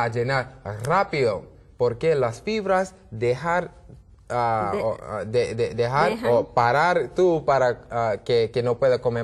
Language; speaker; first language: Spanish; non-native, learner; English